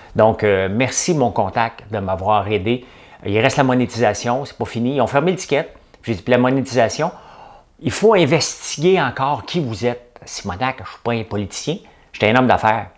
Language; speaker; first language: French; native; French